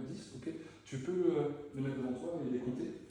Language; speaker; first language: French; native; French